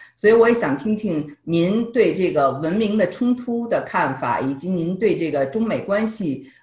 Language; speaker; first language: Chinese; native; Chinese